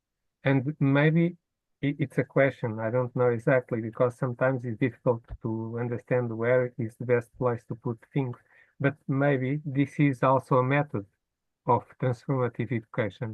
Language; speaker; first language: English; non-native, fluent; Portuguese